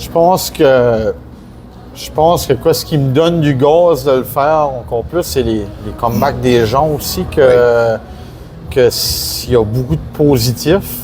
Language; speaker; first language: French; native; French